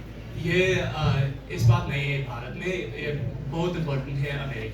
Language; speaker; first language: Hindi; early bilingual, heritage; English